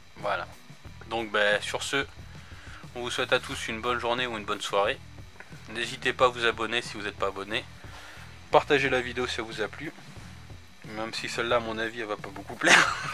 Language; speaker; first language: French; native; French